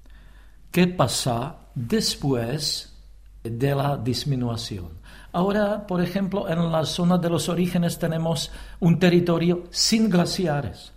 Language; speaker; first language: Spanish; non-native, fluent; Czech